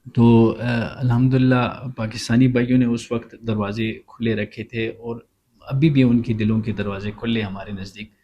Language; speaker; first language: Urdu; early bilingual, other home language; Pashto